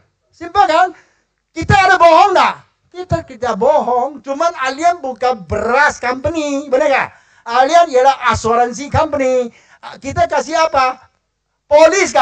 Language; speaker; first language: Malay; non-native, local second language; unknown